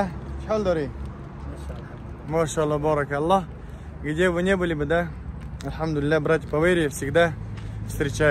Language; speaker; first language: Russian; non-native, fluent; Tajik